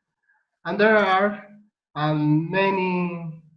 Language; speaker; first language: English; non-native, learner; Spanish